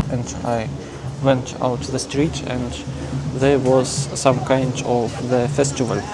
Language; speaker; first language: English; non-native, learner; Russian